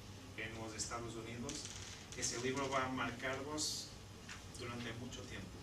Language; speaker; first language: Spanish; non-native, fluent; Portuguese